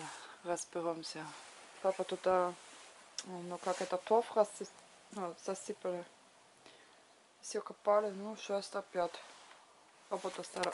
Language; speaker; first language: Russian; non-native, learner; German